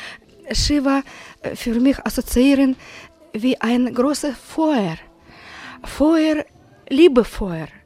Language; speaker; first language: German; non-native, learner; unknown